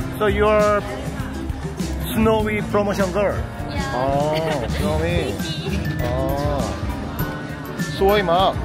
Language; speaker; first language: English; non-native, learner; Korean